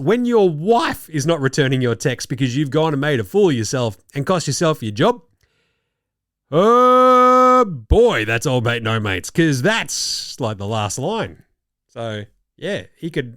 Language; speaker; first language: English; native; English